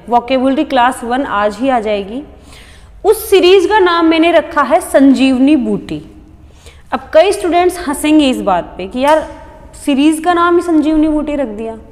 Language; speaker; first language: Hindi; native; Hindi